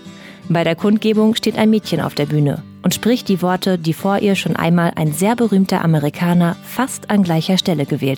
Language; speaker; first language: German; native; German